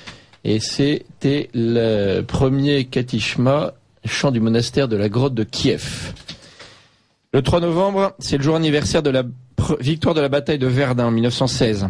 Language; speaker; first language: French; native; French